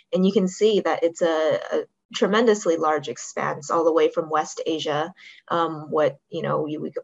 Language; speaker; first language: English; native; English